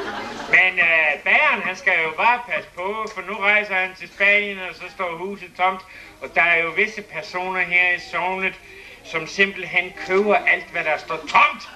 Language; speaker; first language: Danish; native; Danish